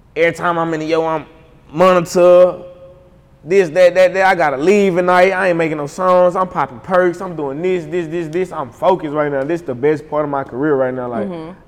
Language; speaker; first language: English; native; English